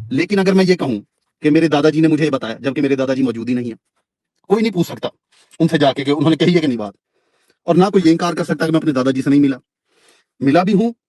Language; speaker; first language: Urdu; native; Urdu